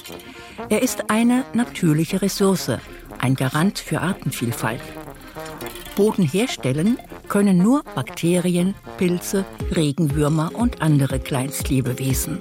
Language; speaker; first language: German; native; German